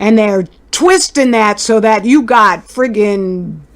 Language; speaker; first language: English; native; English